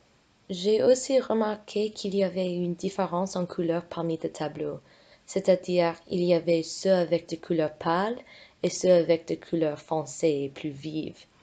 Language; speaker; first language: French; non-native, fluent; English